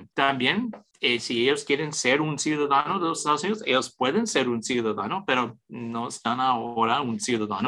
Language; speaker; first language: Spanish; early bilingual, heritage; English